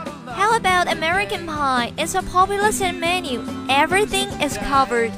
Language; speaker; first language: English; non-native, fluent; Chinese